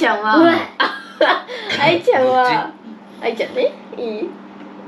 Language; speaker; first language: Japanese; early bilingual, other home language; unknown